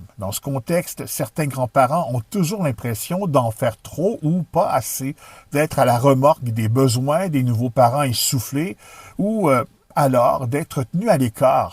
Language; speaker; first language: French; native; French